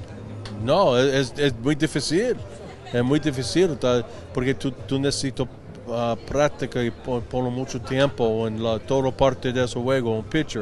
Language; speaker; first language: Spanish; non-native, learner; English